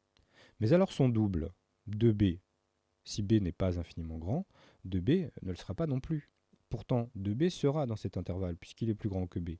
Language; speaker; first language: French; native; French